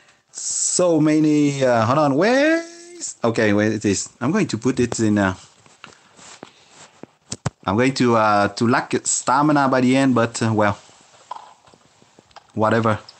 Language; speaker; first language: English; non-native, fluent; French